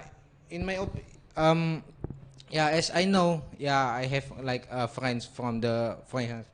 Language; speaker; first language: English; non-native, learner; Indonesian